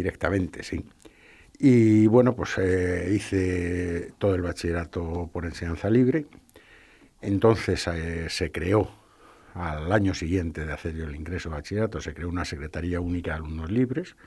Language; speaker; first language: Spanish; native; Spanish